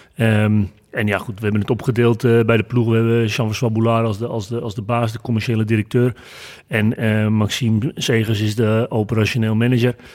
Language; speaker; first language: Dutch; native; Dutch